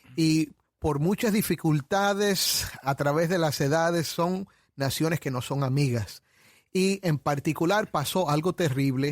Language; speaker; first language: Spanish; native; Spanish